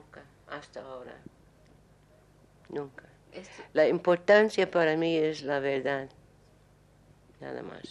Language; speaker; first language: Spanish; non-native, learner; English